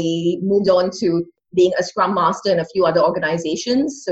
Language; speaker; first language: English; non-native, local second language; Tamil